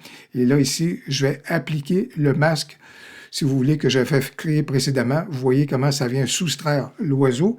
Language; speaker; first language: French; native; French